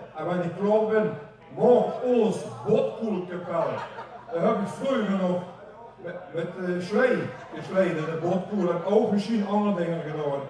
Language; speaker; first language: Dutch; non-native, local second language; Limburgish